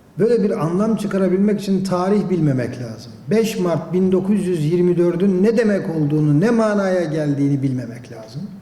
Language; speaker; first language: Turkish; native; Turkish